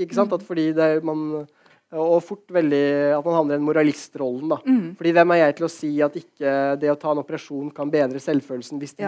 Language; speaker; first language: Norwegian; native; Norwegian